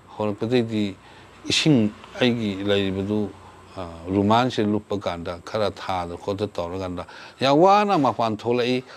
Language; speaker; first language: Manipuri; non-native, local second language; Thado Chin